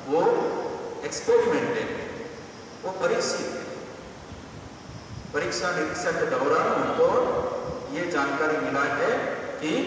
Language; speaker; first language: Hindi; non-native, local second language; Bangla